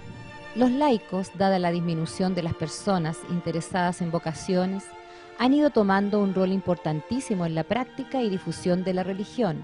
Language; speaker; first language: Spanish; native; Spanish